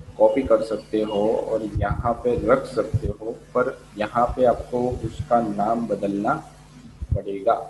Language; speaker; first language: Hindi; non-native, local second language; Gujarati